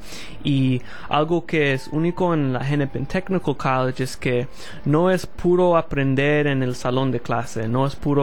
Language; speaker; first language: Spanish; early bilingual, heritage; Spanish